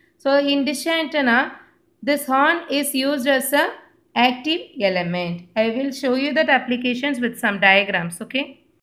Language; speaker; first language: English; non-native, local second language; Tamil